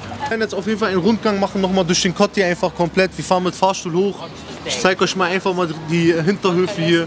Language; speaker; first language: German; native; German